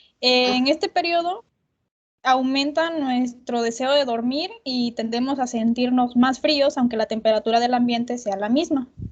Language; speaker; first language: Spanish; native; Spanish